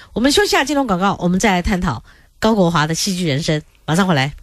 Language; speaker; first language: Chinese; native; Chinese